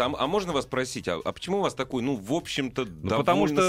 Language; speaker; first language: Russian; native; Russian